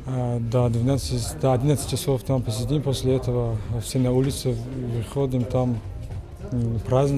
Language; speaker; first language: Russian; non-native, learner; Tajik